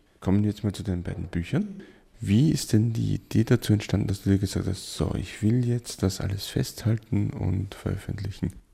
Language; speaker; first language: German; native; German